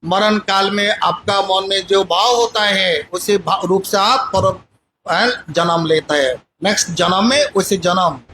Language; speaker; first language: Hindi; non-native, local second language; Bangla